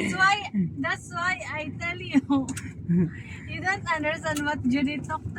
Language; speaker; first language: English; non-native, learner; Filipino